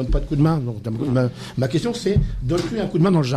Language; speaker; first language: French; native; French